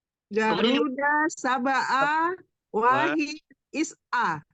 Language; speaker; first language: Arabic; non-native, learner; Indonesian